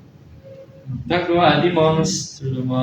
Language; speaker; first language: French; non-native, learner; Indonesian